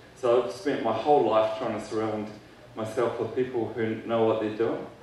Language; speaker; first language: English; native; English